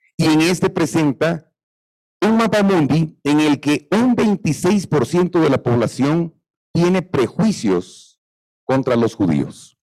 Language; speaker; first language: Spanish; native; Spanish